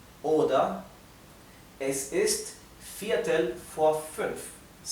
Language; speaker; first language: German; non-native, fluent; Spanish